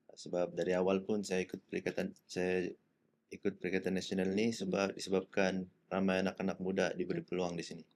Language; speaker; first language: Malay; native; Malay